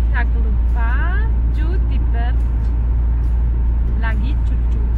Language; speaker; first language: Sundanese; non-native, learner; German